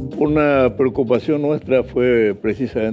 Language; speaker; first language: Spanish; native; Spanish